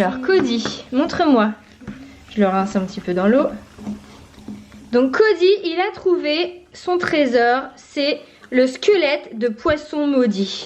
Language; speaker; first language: French; native; French